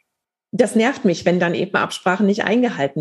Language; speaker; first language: German; native; German